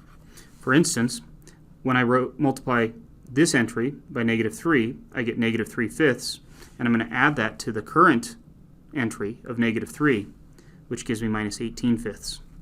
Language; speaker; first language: English; native; English